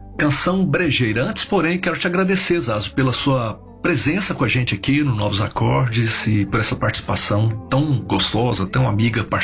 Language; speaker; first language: Portuguese; native; Portuguese